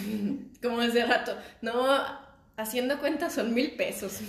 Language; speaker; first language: Spanish; native; Spanish